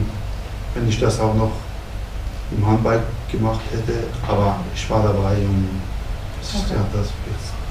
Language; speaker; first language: German; non-native, fluent; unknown